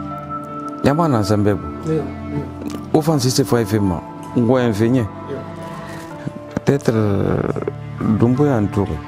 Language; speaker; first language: French; non-native, local second language; Susu